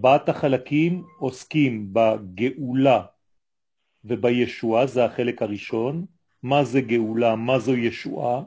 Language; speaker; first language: Hebrew; non-native, fluent; French